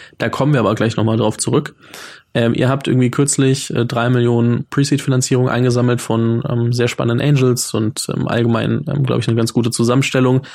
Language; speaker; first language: German; native; German